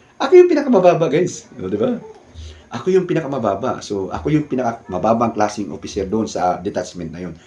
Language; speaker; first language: Filipino; non-native, local second language; Cebuano